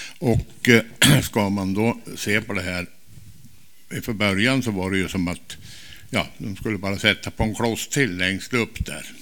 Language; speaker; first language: Swedish; native; Swedish